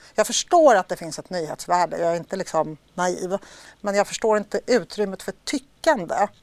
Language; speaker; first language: Swedish; early bilingual, other home language; Polish